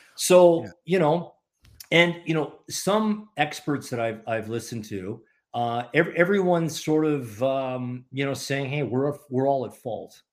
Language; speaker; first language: English; non-native, fluent; Ukrainian